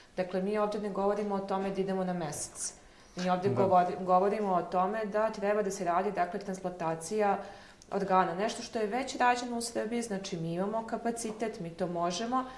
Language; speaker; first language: Serbian; native; Serbian